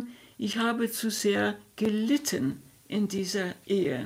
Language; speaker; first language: German; non-native, fluent; Danish